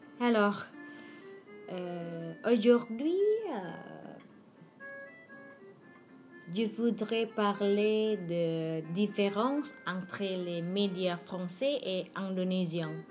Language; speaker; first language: French; non-native, learner; Indonesian